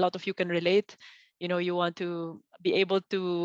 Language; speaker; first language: English; non-native, local second language; Filipino